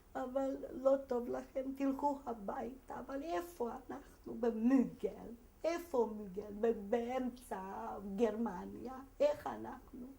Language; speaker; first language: Hebrew; non-native, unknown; Hungarian